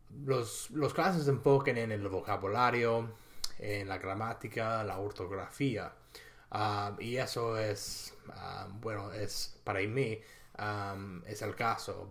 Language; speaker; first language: Spanish; non-native, fluent; English